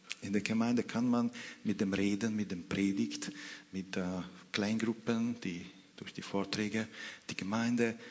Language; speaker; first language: German; non-native, fluent; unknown